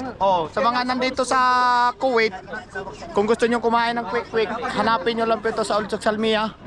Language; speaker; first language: Filipino; native; Filipino